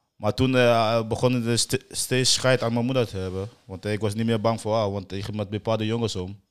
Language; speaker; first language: Dutch; non-native, fluent; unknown